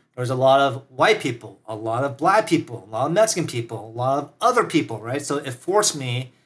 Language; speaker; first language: English; early bilingual, other home language; Korean